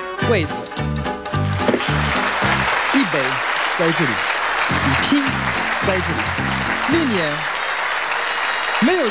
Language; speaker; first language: Chinese; non-native, fluent; French